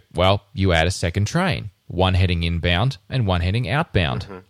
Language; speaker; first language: English; native; English